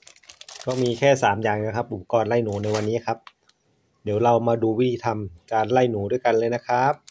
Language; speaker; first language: Thai; native; Thai